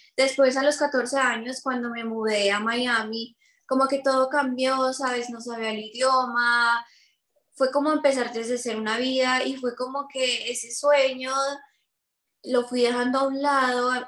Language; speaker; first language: Spanish; native; Spanish